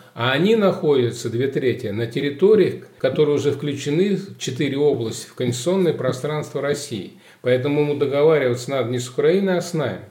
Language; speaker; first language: Russian; native; Russian